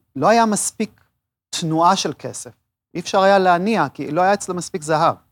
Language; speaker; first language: Hebrew; native; Hebrew